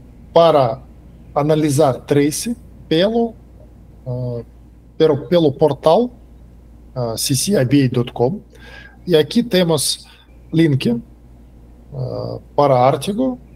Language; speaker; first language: Portuguese; non-native, fluent; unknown